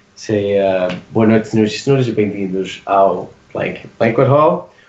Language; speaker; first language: Portuguese; early bilingual, other home language; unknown